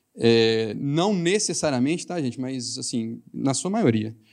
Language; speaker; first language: Portuguese; native; Portuguese